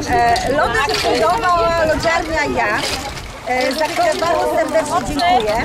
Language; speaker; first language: Polish; native; Polish